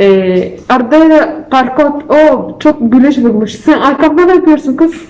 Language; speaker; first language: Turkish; non-native, fluent; Somali